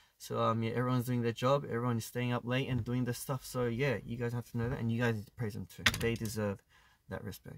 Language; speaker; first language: English; early bilingual, other home language; Korean